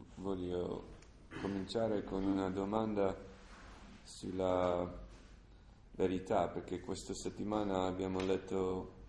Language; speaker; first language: Italian; non-native, learner; English